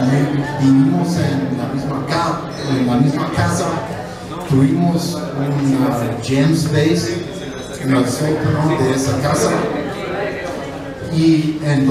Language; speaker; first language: Spanish; non-native, fluent; English